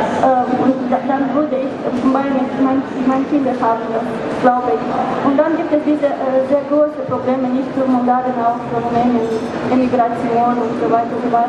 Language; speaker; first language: German; non-native, learner; Romanian